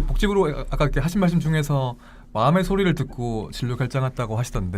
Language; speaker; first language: Korean; native; Korean